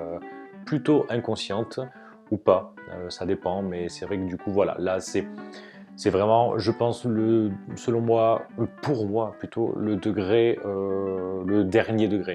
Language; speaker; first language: French; native; French